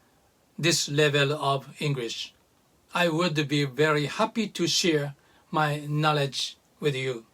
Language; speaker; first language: English; non-native, learner; Japanese